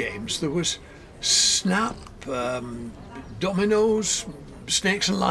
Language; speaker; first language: English; native; English